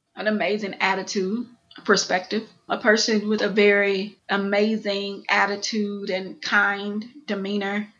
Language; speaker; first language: English; native; English